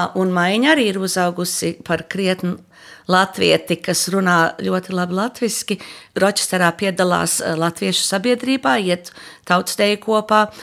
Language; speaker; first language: Latvian; early bilingual, heritage; Latvian